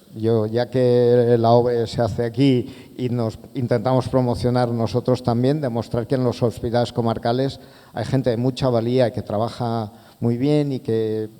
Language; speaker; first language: Spanish; non-native, local second language; Catalan